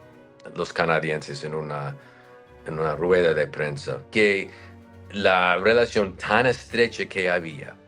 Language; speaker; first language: Spanish; non-native, fluent; English